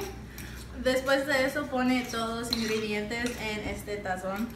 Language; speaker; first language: Spanish; non-native, learner; English